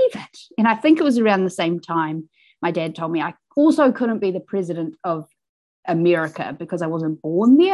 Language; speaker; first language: English; native; English